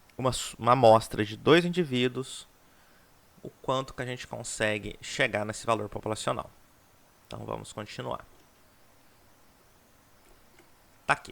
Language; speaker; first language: Portuguese; native; Portuguese